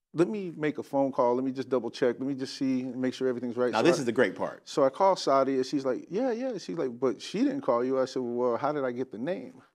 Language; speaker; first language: English; native; English